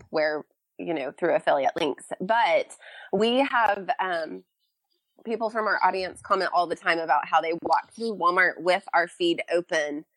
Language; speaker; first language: English; native; English